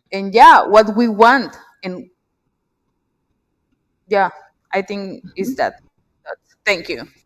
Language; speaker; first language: English; non-native, learner; Spanish